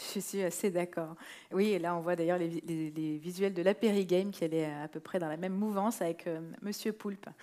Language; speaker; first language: French; native; French